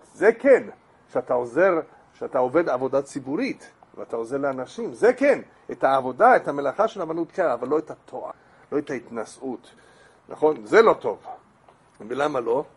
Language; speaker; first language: Hebrew; non-native, fluent; English